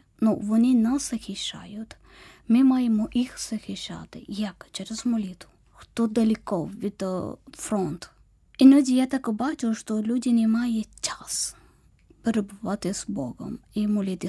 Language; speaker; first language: Ukrainian; non-native, learner; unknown